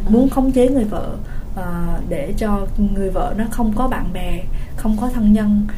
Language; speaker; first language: Vietnamese; early bilingual, heritage; Vietnamese